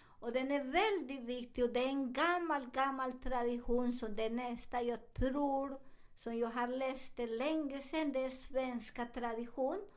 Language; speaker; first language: Swedish; non-native, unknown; Spanish